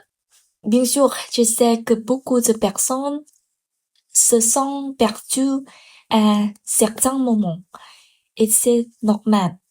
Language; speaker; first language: French; non-native, learner; Vietnamese